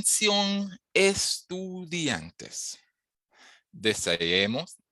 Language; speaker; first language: Spanish; non-native, fluent; English